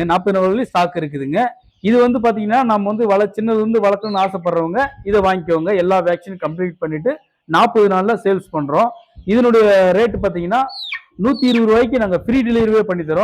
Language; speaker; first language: Tamil; native; Tamil